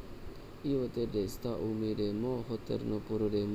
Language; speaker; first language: Japanese; non-native, learner; Indonesian